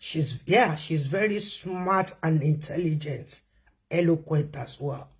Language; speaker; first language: English; non-native, local second language; Yoruba